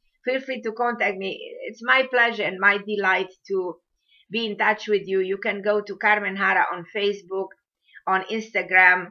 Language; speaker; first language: English; non-native, fluent; Romanian